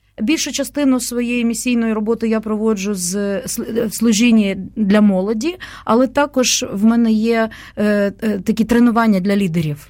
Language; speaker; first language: Ukrainian; native; Ukrainian